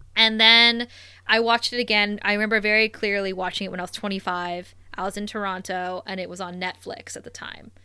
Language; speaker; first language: English; native; English